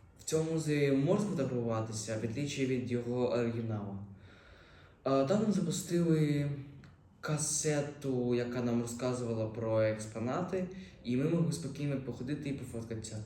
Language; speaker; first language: Ukrainian; native; Ukrainian